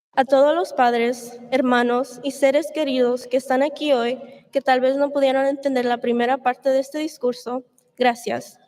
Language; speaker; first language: Spanish; early bilingual, heritage; Spanish